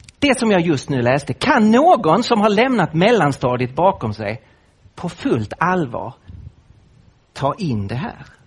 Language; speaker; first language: Swedish; native; Swedish